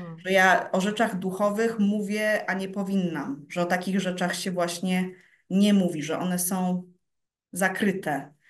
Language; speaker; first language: Polish; early bilingual, heritage; Polish